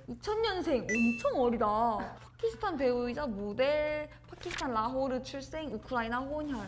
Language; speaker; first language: Korean; native; Korean